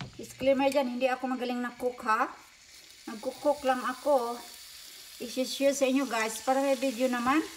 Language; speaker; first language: Filipino; non-native, local second language; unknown